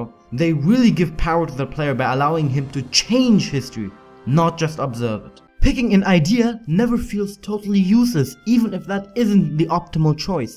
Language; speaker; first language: English; non-native, fluent; German